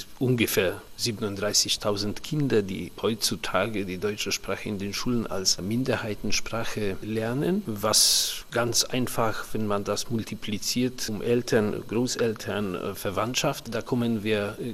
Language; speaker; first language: German; early bilingual, heritage; Polish